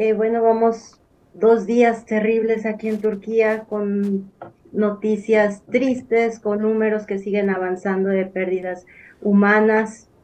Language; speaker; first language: Spanish; native; Spanish